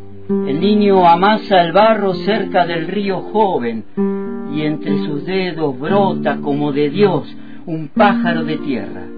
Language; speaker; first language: Spanish; native; Spanish